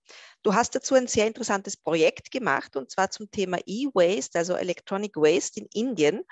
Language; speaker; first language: German; native; German